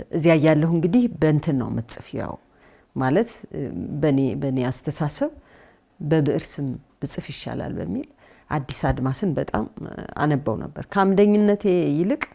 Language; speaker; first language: Amharic; native; Amharic